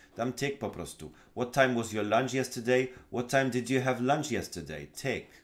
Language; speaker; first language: English; non-native, fluent; Polish